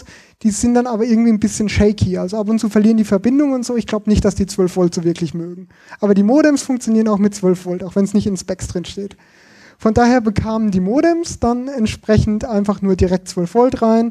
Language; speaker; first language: German; native; German